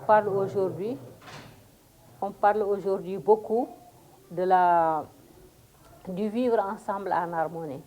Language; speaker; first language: French; non-native, local second language; Fula